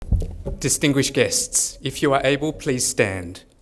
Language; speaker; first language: English; native; English